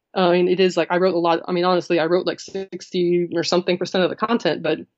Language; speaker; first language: English; native; English